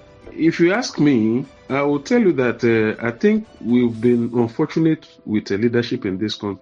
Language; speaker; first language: English; non-native, local second language; Igbo